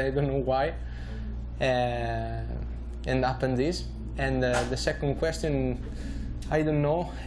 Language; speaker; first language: English; non-native, learner; Italian